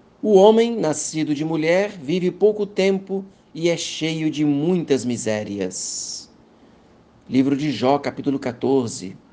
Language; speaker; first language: Portuguese; native; Portuguese